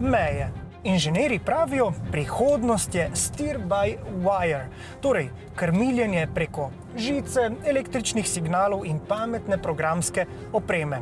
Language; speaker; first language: Slovenian; native; Slovenian